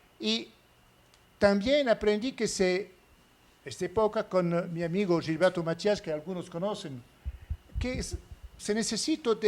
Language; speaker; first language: Spanish; non-native, fluent; French